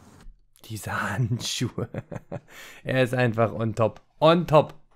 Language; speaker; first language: German; native; German